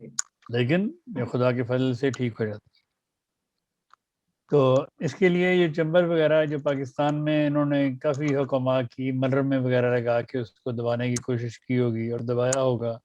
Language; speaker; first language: Urdu; native; Urdu